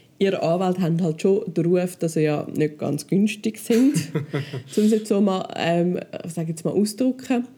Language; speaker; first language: German; native; German